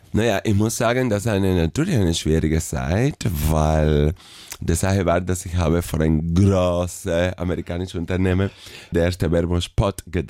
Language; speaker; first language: German; non-native, fluent; Spanish